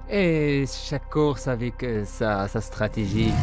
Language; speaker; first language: French; non-native, local second language; Arabic